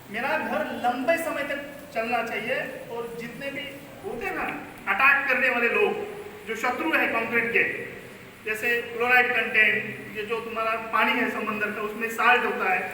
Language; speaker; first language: Hindi; non-native, local second language; Marathi